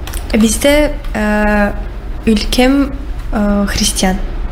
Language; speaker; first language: Turkish; non-native, learner; Russian